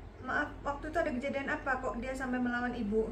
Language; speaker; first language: Indonesian; native; Indonesian